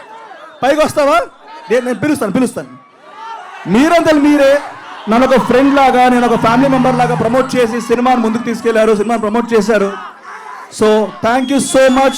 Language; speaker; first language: Telugu; native; Telugu